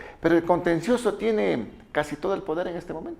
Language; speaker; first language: Spanish; native; Spanish